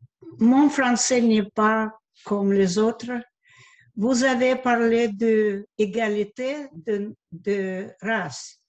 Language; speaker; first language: French; non-native, learner; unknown